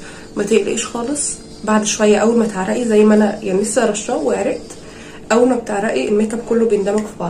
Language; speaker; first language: Arabic; native; Arabic